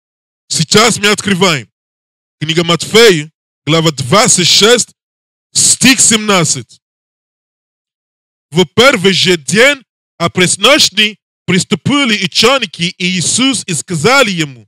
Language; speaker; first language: Russian; non-native, learner; English